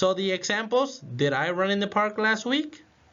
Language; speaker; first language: English; non-native, fluent; Spanish